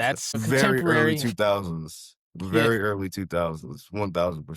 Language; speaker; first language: English; native; English